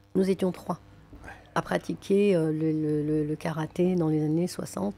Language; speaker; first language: French; non-native, local second language; Arabic